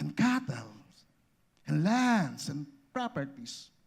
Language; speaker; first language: English; non-native, local second language; Filipino